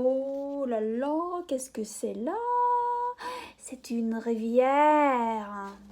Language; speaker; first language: French; non-native, fluent; English